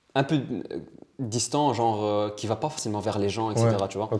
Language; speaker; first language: French; early bilingual, other home language; Italian